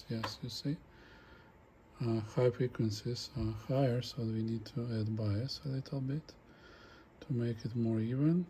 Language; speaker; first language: English; non-native, fluent; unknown